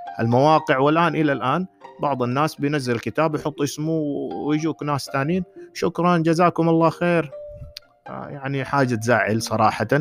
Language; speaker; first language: Arabic; native; Arabic